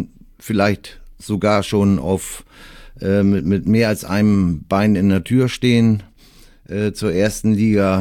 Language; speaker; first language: German; native; German